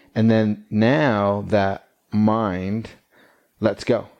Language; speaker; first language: English; native; English